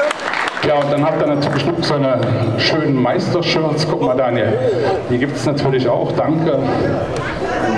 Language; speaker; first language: German; native; German